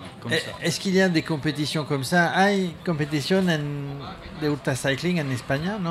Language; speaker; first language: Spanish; non-native, learner; French